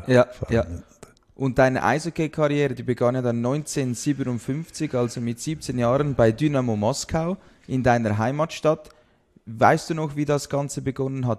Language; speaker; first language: German; native; German